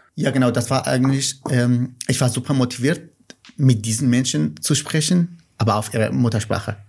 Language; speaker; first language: German; non-native, fluent; Kurdish